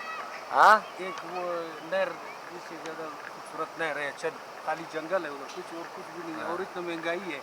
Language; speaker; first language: Hindi; non-native, local second language; Pashto